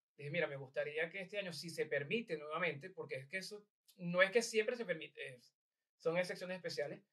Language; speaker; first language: Spanish; native; Spanish